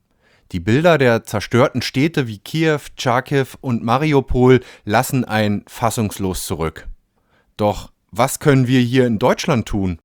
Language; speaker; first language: German; native; German